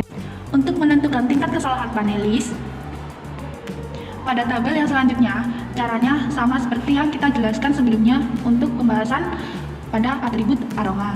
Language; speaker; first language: Indonesian; native; Indonesian